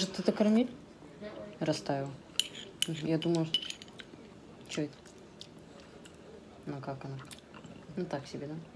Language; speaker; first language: Russian; early bilingual, heritage; Russian